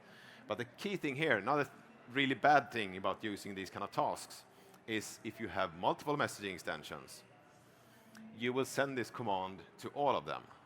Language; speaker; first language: English; non-native, fluent; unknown